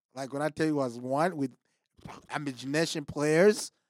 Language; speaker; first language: English; non-native, local second language; Rundi